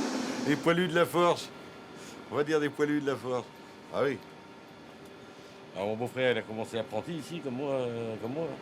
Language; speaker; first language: French; native; French